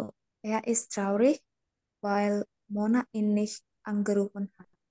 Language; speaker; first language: German; non-native, learner; Indonesian